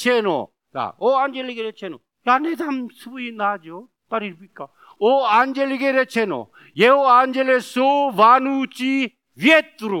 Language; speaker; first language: Czech; non-native, learner; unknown